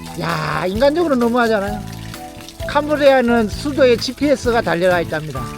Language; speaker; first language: Korean; native; Korean